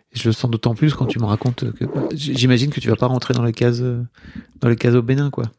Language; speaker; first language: French; native; French